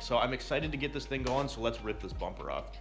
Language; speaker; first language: English; native; English